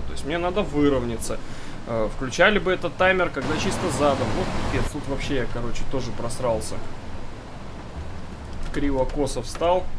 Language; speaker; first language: Russian; native; Russian